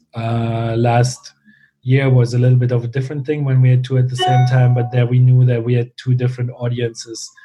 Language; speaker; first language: English; non-native, fluent; German